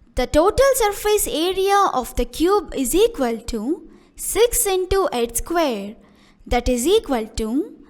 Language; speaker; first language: English; non-native, local second language; Kannada